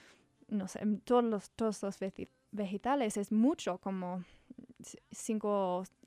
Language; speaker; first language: Spanish; non-native, learner; English